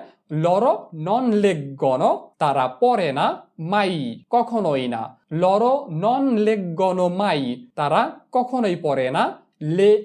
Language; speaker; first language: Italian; non-native, fluent; Bangla